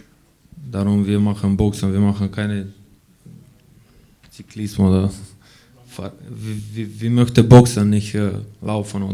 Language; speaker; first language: German; non-native, learner; Romanian